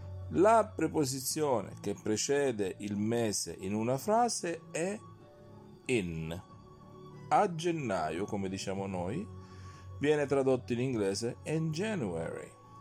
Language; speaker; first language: Italian; native; Italian